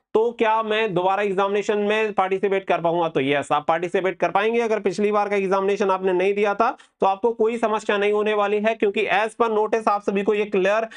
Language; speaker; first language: Hindi; native; Hindi